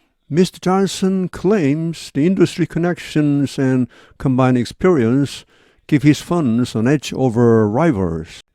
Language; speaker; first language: English; non-native, fluent; Korean